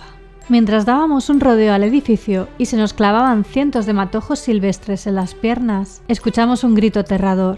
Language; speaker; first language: Spanish; native; Spanish